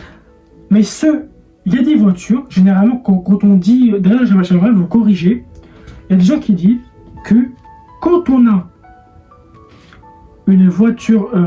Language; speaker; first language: French; native; French